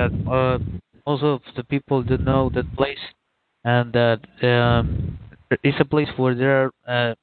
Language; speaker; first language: English; non-native, fluent; Spanish